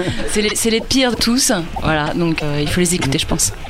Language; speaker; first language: French; native; French